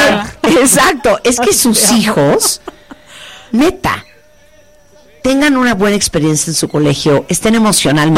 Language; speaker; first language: Spanish; native; Spanish